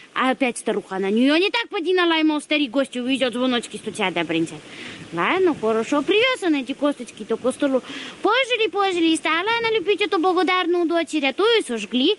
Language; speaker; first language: Russian; native; Russian